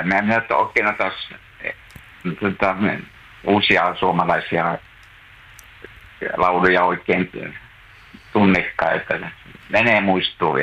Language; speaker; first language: Finnish; native; Finnish